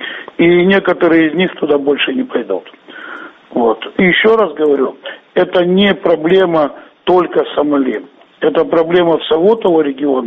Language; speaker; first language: Russian; native; Russian